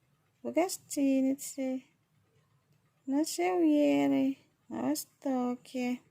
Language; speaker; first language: Russian; non-native, fluent; Indonesian